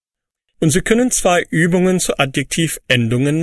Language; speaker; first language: German; non-native, fluent; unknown